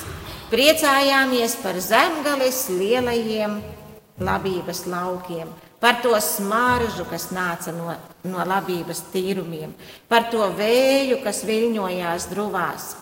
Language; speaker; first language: Latvian; native; Latvian